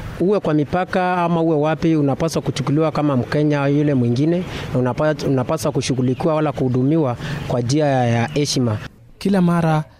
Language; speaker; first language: Swahili; non-native, local second language; Meru